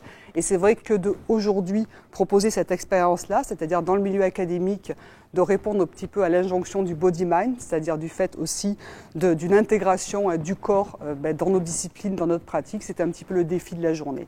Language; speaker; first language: French; native; French